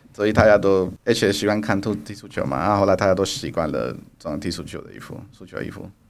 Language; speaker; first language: Chinese; non-native, fluent; Spanish